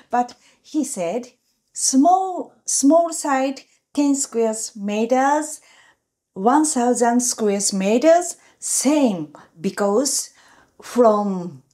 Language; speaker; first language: English; non-native, learner; Japanese